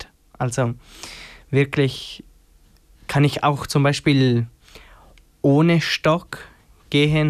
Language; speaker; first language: German; non-native, learner; Albanian